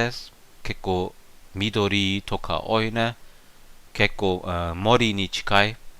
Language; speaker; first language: Japanese; non-native, learner; German